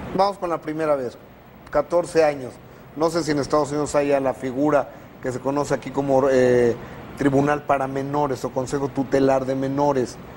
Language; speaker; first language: Spanish; native; Spanish